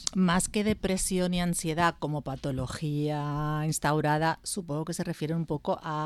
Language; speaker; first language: Spanish; native; Spanish